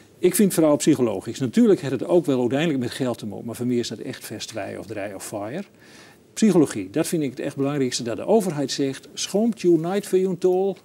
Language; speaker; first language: Dutch; native; Dutch